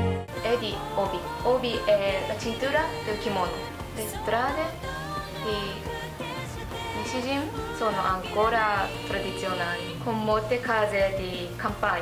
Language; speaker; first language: Italian; non-native, learner; Japanese